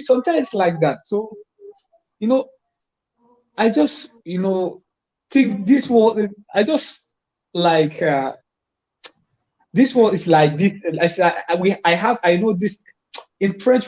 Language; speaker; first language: English; non-native, fluent; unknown